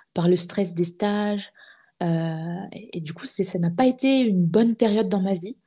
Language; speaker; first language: French; native; French